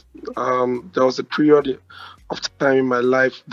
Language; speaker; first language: English; non-native, local second language; Akan